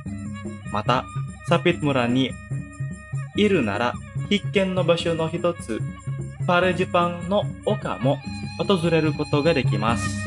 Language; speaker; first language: Japanese; non-native, fluent; Indonesian